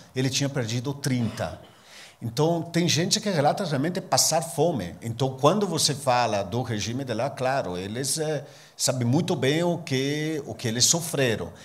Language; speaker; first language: Portuguese; non-native, fluent; Italian